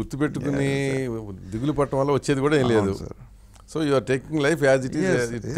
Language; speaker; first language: Telugu; native; Telugu